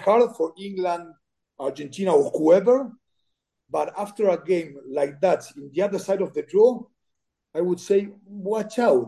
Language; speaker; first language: English; non-native, fluent; Spanish